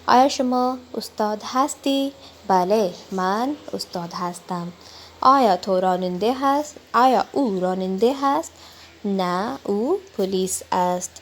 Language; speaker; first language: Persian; non-native, learner; Urdu